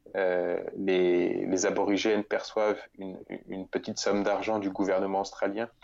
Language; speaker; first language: French; native; French